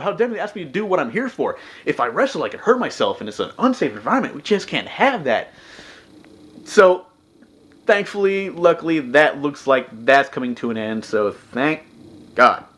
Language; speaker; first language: English; native; English